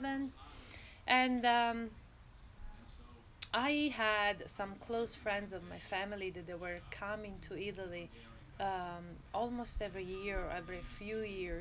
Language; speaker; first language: English; non-native, fluent; Italian